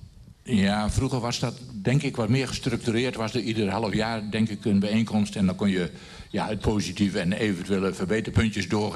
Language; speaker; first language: Dutch; native; Dutch